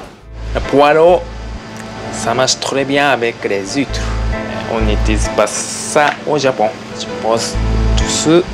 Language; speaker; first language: French; non-native, learner; Japanese